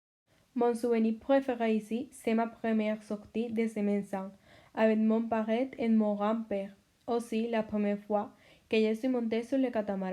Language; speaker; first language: French; non-native, learner; Spanish